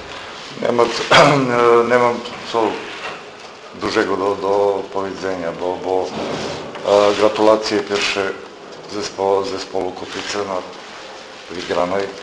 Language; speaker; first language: Polish; non-native, learner; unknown